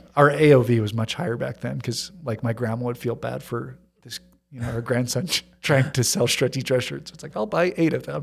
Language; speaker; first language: English; native; English